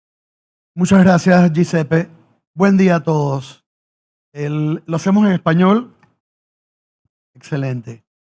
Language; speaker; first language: Spanish; native; Spanish